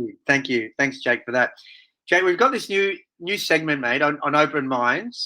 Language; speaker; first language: English; native; English